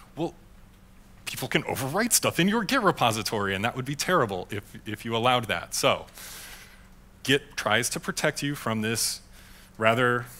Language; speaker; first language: English; native; English